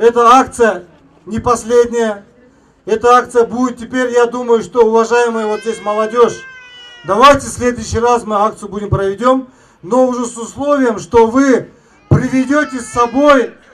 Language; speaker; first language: Russian; non-native, local second language; Kyrgyz